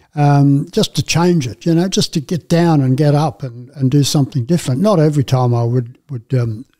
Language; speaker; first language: English; native; English